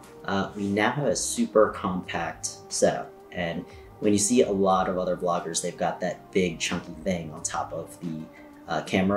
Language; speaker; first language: English; native; English